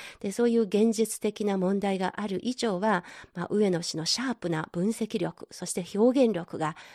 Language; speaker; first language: Japanese; non-native, fluent; Chinese